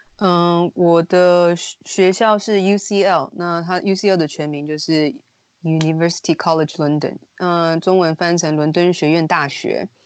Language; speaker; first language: Chinese; native; Chinese